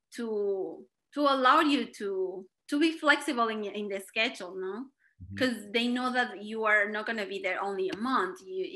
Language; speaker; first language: English; non-native, fluent; Spanish